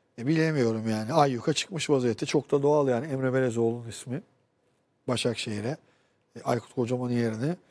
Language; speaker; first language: Turkish; native; Turkish